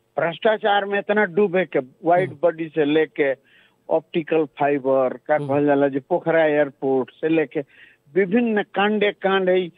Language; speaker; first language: Bhojpuri; non-native, local second language; Maithili